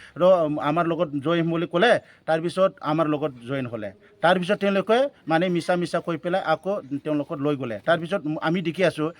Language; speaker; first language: Assamese; non-native, local second language; Bodo